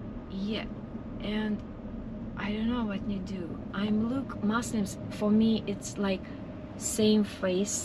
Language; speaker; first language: English; non-native, learner; Russian